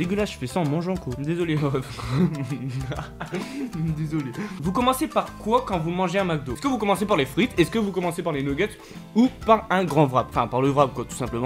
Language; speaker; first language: French; native; French